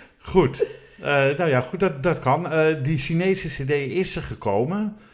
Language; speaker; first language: Dutch; native; Dutch